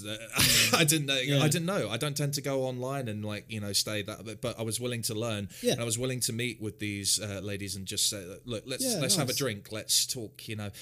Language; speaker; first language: English; native; English